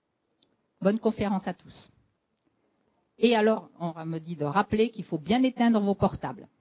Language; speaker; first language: French; native; French